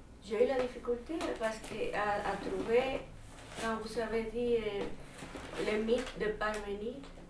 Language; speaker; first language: French; non-native, learner; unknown